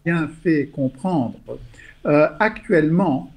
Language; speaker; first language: French; non-native, fluent; English